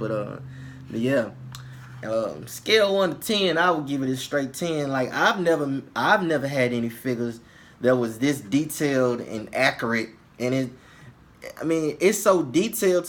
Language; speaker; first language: English; native; English